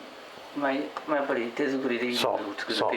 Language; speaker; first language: Japanese; native; Japanese